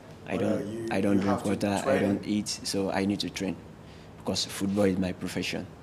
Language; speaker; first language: English; non-native, local second language; Yoruba